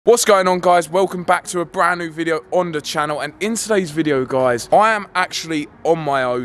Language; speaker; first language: English; native; English